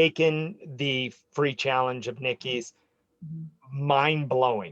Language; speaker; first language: English; native; English